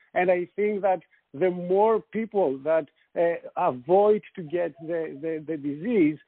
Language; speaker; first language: English; non-native, fluent; Greek